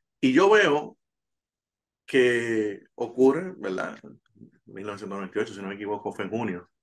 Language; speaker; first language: Spanish; native; Spanish